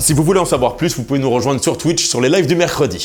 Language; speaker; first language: French; native; French